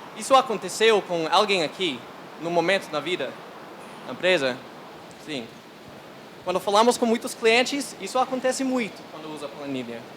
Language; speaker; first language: Portuguese; non-native, learner; English